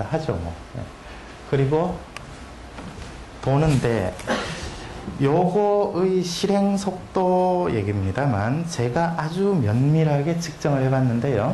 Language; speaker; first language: Korean; native; Korean